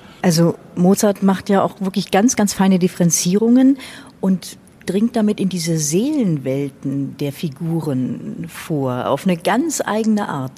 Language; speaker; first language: German; native; German